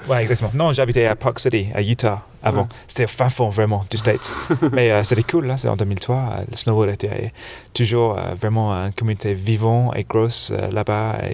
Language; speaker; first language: French; non-native, fluent; English